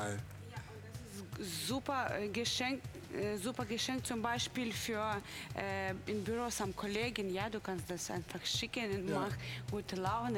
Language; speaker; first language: German; non-native, fluent; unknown